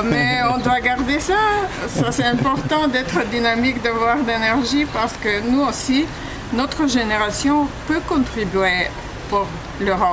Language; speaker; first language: French; non-native, fluent; Bulgarian